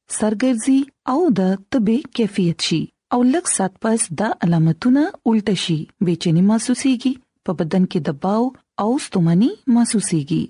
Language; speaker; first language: Pashto; non-native, local second language; Punjabi